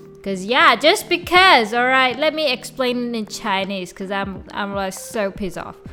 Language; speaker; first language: English; non-native, local second language; Chinese